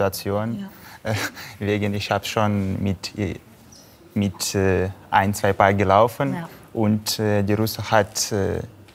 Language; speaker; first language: German; non-native, learner; Russian